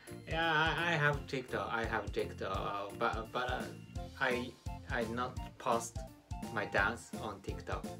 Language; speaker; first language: English; non-native, learner; Japanese